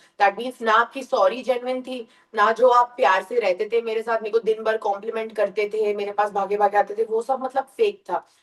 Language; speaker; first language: Hindi; early bilingual, heritage; Hindi